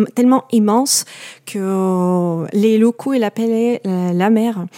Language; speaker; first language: French; non-native, fluent; Russian